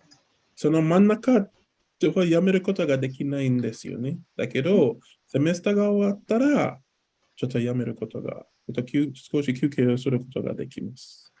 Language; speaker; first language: Japanese; non-native, learner; English